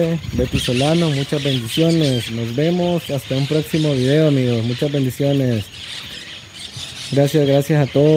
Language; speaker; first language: Spanish; native; Spanish